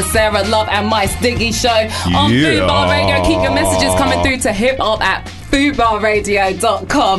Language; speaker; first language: English; native; English